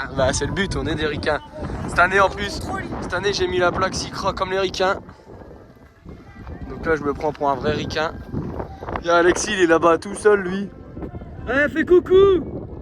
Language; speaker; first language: French; native; French